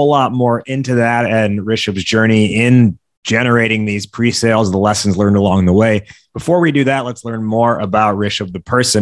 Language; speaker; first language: English; native; English